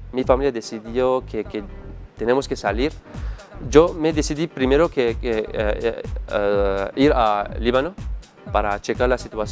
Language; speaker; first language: Spanish; non-native, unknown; Arabic